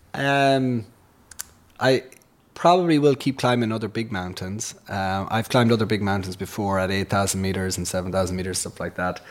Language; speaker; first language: English; native; English